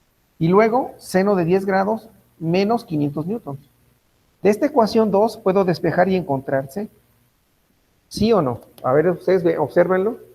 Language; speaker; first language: Spanish; native; Spanish